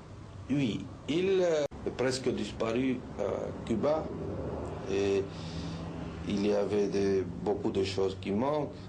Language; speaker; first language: French; non-native, learner; Spanish